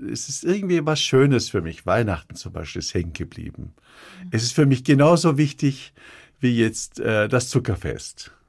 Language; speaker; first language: German; early bilingual, other home language; Turkish